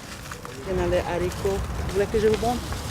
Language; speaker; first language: French; non-native, learner; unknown